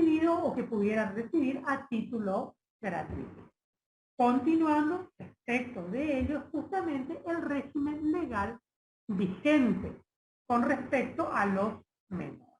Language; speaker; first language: Spanish; native; Spanish